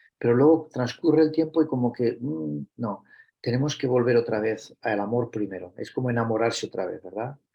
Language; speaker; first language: Spanish; native; Spanish